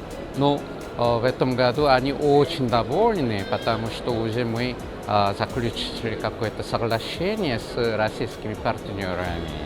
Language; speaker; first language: Russian; non-native, fluent; Korean